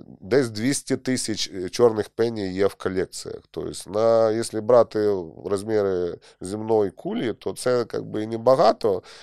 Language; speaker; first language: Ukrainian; native; Ukrainian